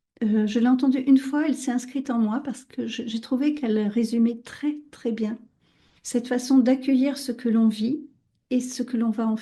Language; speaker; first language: French; native; French